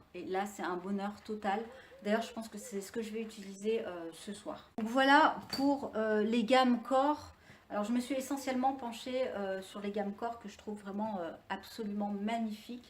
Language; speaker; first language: French; native; French